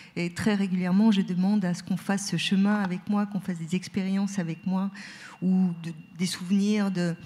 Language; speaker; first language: French; native; French